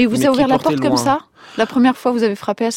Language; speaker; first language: French; native; French